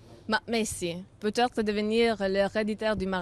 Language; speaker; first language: French; non-native, learner; Italian